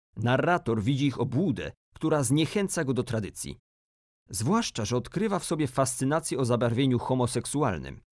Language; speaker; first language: Polish; native; Polish